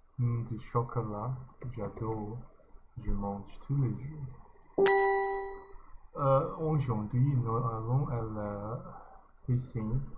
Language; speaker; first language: French; non-native, learner; English